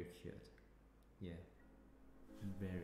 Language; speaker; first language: English; non-native, learner; Korean